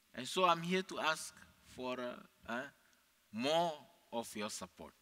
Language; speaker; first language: English; non-native, fluent; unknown